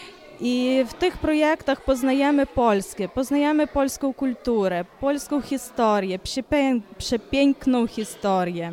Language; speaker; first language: Ukrainian; non-native, local second language; Polish